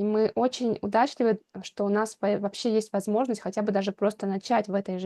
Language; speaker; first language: Russian; non-native, fluent; English